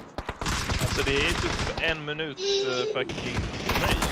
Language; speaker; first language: Swedish; native; Swedish